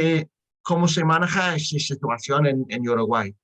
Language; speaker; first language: Spanish; non-native, learner; English